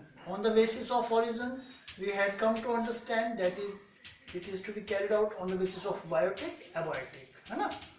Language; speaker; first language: English; non-native, local second language; Hindi